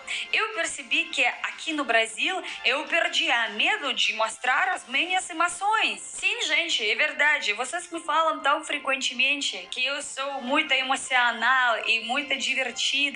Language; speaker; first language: Portuguese; non-native, fluent; Russian